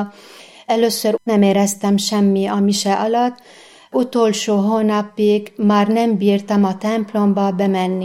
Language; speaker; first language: Hungarian; non-native, fluent; Arabic